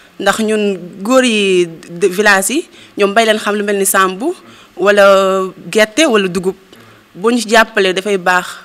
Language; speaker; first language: Wolof; native; Wolof